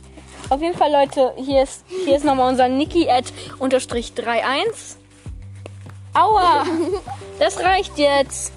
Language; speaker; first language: German; native; German